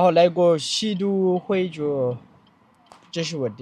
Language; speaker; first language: Chinese; non-native, fluent; Amharic